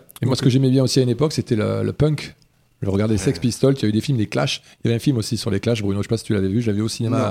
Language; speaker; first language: French; native; French